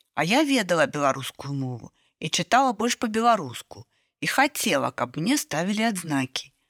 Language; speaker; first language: Belarusian; non-native, local second language; Russian